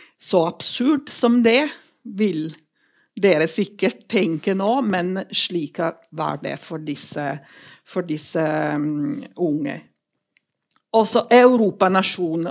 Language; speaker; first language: Norwegian; non-native, fluent; Italian